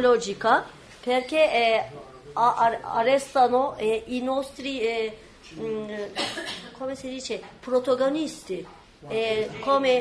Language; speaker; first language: Italian; non-native, learner; Kurdish